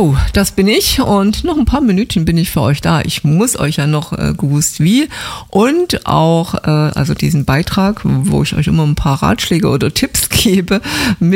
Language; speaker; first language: German; native; German